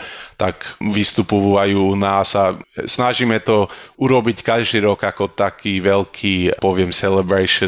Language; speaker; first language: Slovak; early bilingual, heritage; Slovak